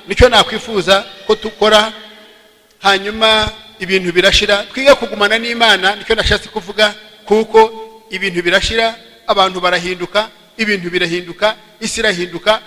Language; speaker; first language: Kinyarwanda; early bilingual, heritage; Kinyarwanda